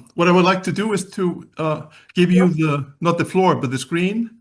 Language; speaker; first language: English; non-native, fluent; Icelandic